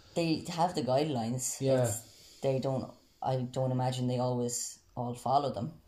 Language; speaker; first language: English; native; English